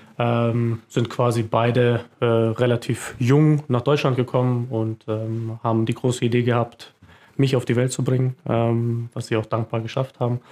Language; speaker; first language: German; early bilingual, other home language; Croatian